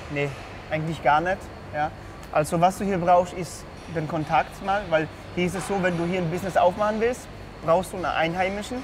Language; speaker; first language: German; early bilingual, other home language; Polish